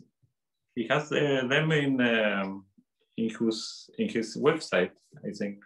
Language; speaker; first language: English; non-native, fluent; Spanish